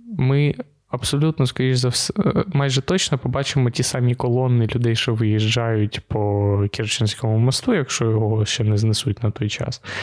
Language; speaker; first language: Ukrainian; native; Ukrainian